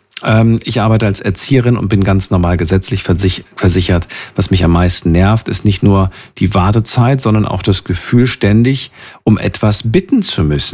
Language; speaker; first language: German; native; German